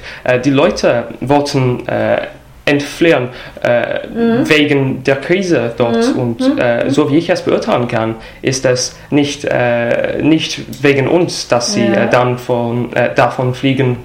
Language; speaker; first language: German; non-native, fluent; English